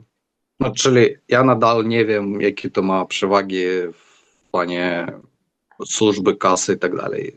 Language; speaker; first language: Polish; non-native, fluent; Ukrainian